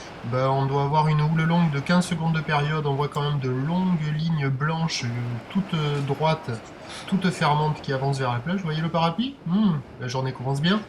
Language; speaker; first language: French; native; French